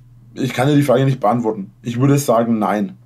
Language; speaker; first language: German; native; German